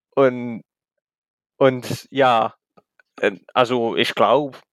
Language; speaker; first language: German; non-native, learner; English